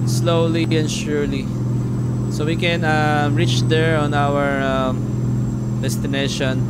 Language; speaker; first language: English; non-native, local second language; Filipino